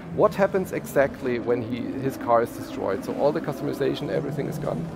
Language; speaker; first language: English; non-native, fluent; German